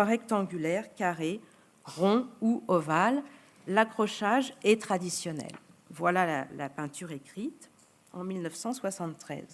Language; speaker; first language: French; native; French